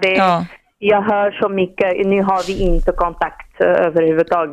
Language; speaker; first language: Swedish; non-native, fluent; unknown